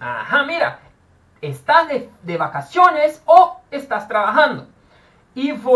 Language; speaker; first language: Spanish; non-native, fluent; Portuguese